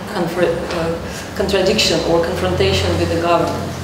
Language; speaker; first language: English; non-native, fluent; Russian